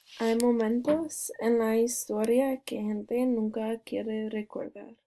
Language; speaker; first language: Spanish; non-native, learner; English